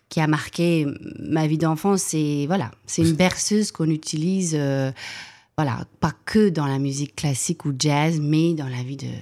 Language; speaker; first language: French; non-native, fluent; English